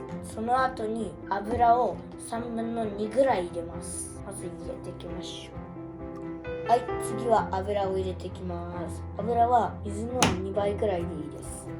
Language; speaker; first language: Japanese; early bilingual, other home language; Uyghur